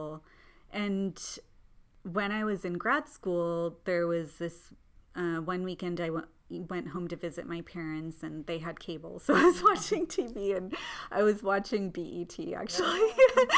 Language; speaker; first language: English; native; English